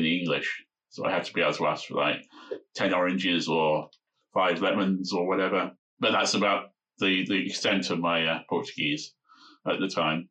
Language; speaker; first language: English; native; English